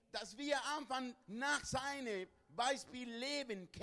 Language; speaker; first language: German; non-native, learner; Spanish